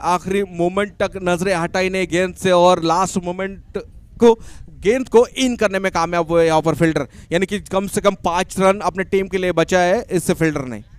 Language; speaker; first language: Hindi; non-native, local second language; Marathi